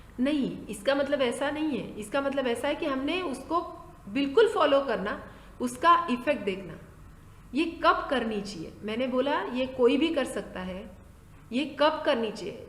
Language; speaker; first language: Hindi; non-native, local second language; Marathi